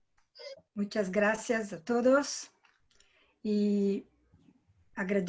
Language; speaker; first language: Spanish; non-native, learner; Portuguese